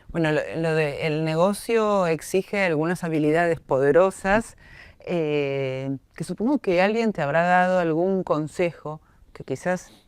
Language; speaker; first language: Spanish; native; Spanish